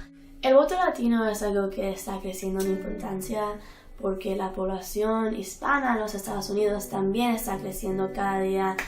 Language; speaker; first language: Spanish; early bilingual, heritage; Spanish